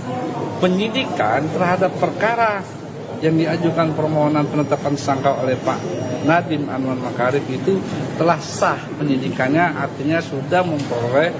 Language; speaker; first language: Indonesian; native; Indonesian